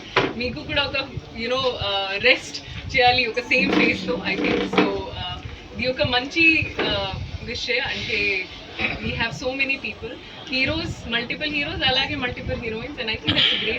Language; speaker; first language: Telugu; non-native, local second language; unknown